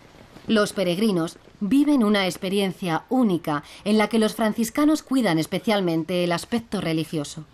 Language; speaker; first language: Spanish; native; Spanish